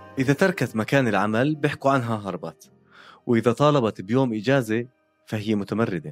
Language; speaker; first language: Arabic; native; Arabic